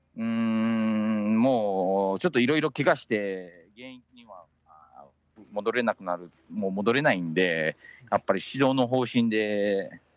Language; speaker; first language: Japanese; early bilingual, heritage; Japanese